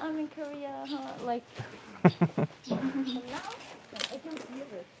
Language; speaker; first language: English; non-native, learner; Korean